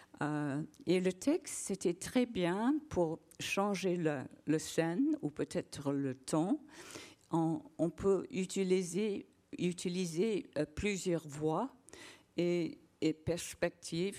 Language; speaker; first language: French; non-native, learner; English